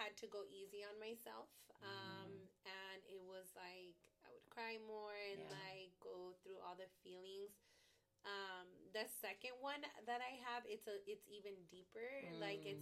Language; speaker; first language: English; native; English